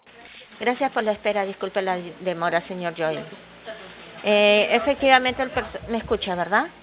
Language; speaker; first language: Spanish; native; Spanish